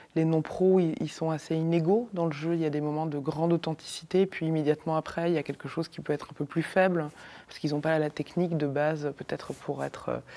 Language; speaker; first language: French; native; French